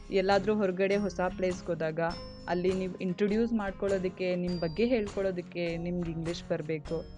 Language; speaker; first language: Kannada; non-native, local second language; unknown